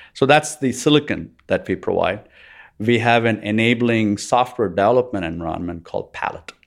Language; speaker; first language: English; non-native, local second language; Tamil